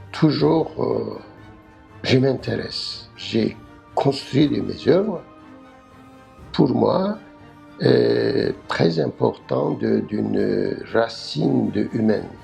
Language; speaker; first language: French; non-native, learner; Turkish